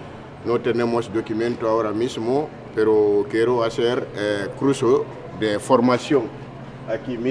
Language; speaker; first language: Spanish; non-native, fluent; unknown